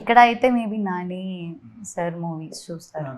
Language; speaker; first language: Telugu; non-native, learner; Malayalam